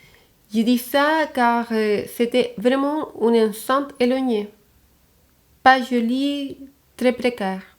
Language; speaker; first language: French; non-native, fluent; Spanish